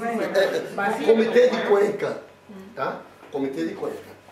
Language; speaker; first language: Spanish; non-native, learner; Portuguese